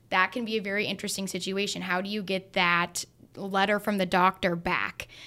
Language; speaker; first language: English; native; English